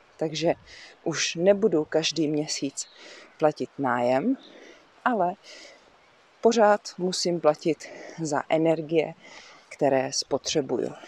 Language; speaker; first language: Czech; native; Czech